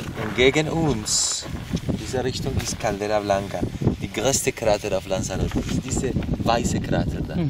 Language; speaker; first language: German; non-native, learner; Spanish